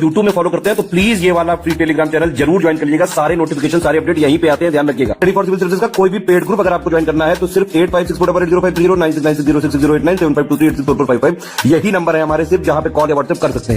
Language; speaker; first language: Hindi; native; Hindi